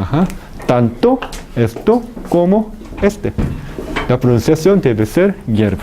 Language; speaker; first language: Spanish; non-native, fluent; Korean